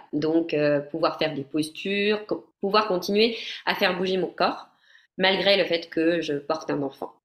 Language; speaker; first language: French; non-native, fluent; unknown